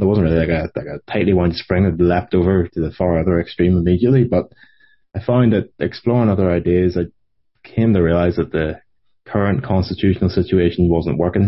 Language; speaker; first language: English; native; English